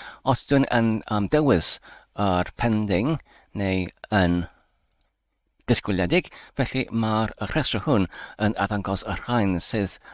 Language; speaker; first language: Welsh; non-native, learner; English